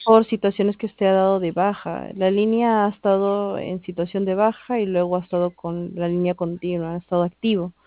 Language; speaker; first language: Spanish; native; Spanish